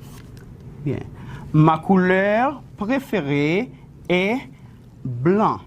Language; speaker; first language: French; non-native, fluent; Spanish